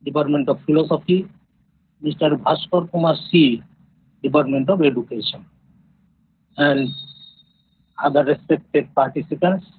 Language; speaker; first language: English; non-native, local second language; Bangla